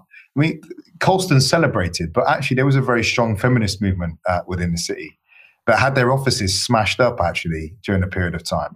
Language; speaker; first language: English; native; English